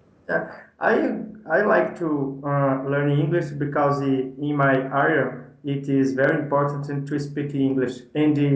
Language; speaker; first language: English; non-native, learner; Portuguese